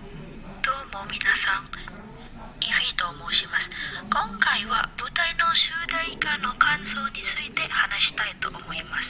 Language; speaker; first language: Japanese; non-native, fluent; Indonesian